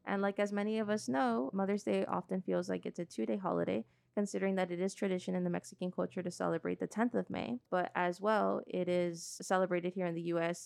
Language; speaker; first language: English; early bilingual, other home language; Spanish